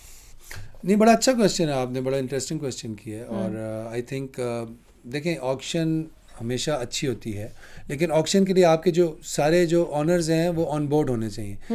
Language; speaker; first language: Urdu; native; Urdu